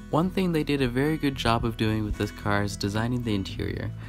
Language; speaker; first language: English; native; English